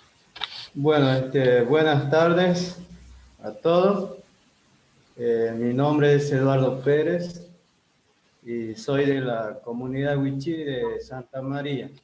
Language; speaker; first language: Spanish; non-native, local second language; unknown